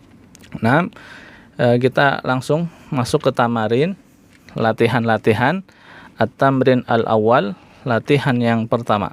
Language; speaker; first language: Indonesian; native; Indonesian